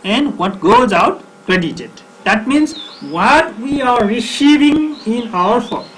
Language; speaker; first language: English; non-native, local second language; Nepali